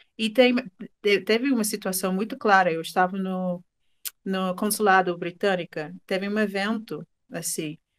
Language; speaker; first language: Portuguese; non-native, fluent; English